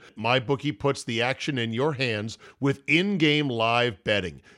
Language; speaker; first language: English; native; English